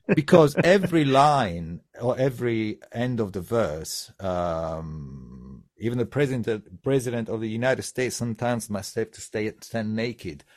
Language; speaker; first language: English; non-native, fluent; Italian